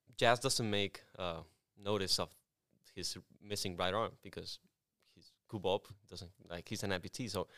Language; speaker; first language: English; non-native, fluent; Spanish